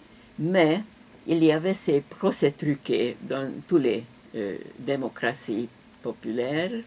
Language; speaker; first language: French; non-native, fluent; Hungarian